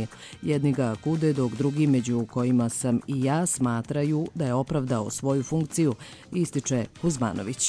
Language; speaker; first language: Croatian; native; Croatian